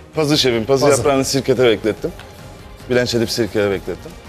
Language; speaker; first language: Turkish; native; Turkish